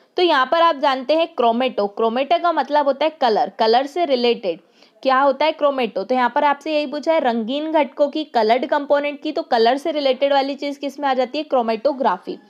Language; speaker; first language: Hindi; native; Hindi